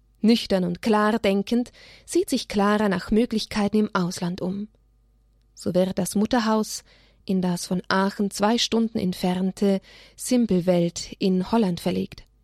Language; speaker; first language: German; native; German